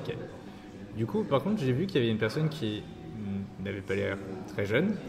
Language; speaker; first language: French; native; French